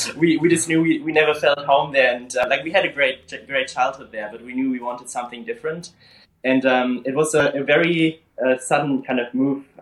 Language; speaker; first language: English; early bilingual, other home language; German